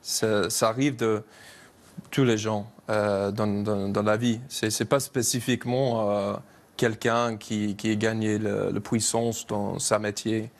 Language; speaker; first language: French; non-native, learner; English